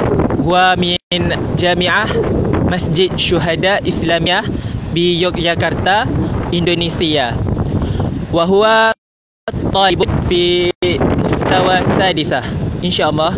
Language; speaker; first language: Arabic; non-native, learner; Indonesian